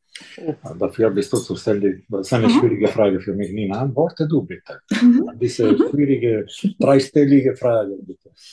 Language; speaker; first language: German; non-native, fluent; Italian